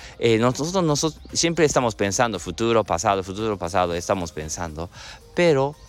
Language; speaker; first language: Spanish; non-native, learner; Japanese